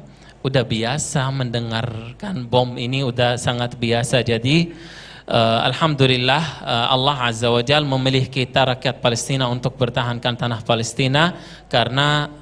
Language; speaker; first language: Indonesian; non-native, fluent; Arabic